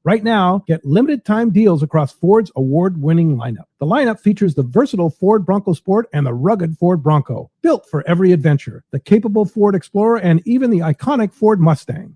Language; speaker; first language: English; native; English